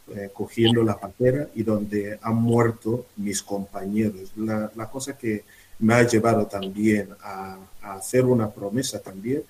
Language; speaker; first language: Spanish; non-native, fluent; Igbo